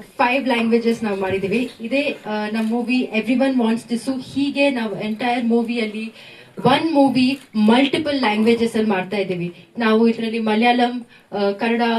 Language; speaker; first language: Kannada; non-native, local second language; Tamil